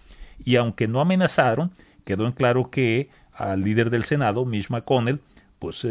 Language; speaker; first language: Spanish; native; Spanish